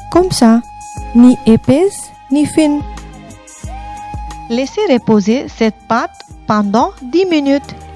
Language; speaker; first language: French; non-native, fluent; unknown